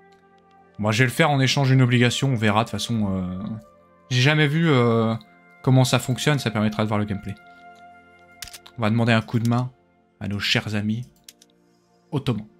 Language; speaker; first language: French; native; French